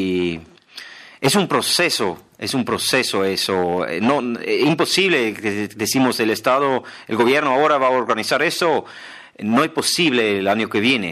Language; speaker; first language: Spanish; non-native, fluent; German